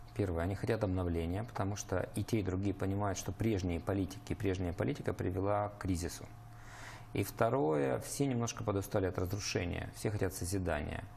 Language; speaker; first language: Russian; native; Russian